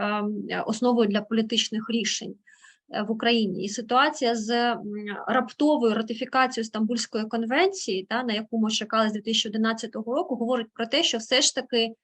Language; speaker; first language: Ukrainian; native; Ukrainian